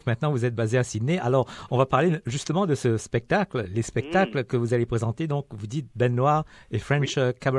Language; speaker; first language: French; native; French